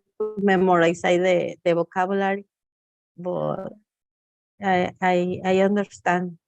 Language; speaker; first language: English; non-native, learner; Spanish